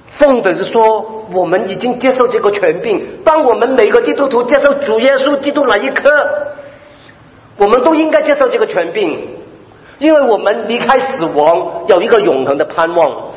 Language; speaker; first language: Chinese; non-native, local second language; Cantonese